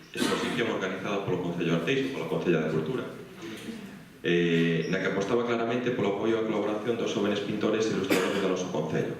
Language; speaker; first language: Galician; non-native, local second language; Spanish